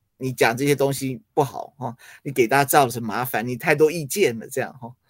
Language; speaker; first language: Chinese; early bilingual, other home language; English